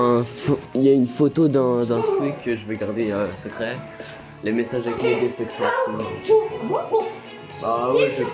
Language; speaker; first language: French; native; French